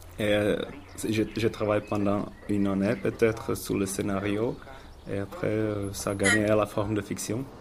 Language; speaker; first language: French; non-native, learner; Czech